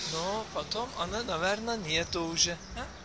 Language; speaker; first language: Russian; non-native, learner; Turkish